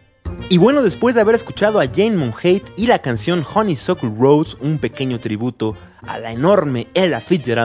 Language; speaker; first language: Spanish; native; Spanish